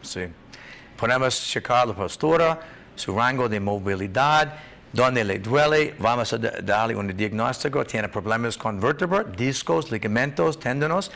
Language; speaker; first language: Spanish; non-native, learner; English